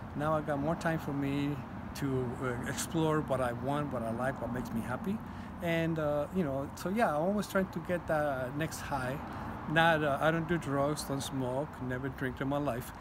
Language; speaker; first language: English; non-native, fluent; Spanish